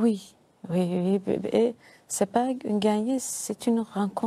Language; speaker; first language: French; non-native, learner; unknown